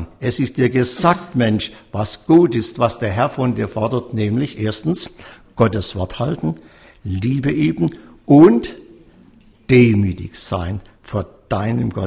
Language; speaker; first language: German; native; German